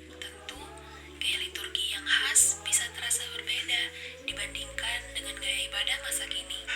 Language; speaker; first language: Indonesian; native; Indonesian